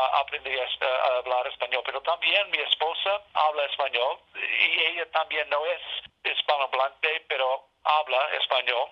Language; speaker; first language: Spanish; non-native, learner; English